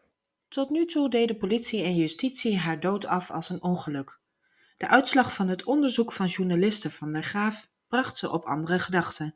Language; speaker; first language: Dutch; native; Dutch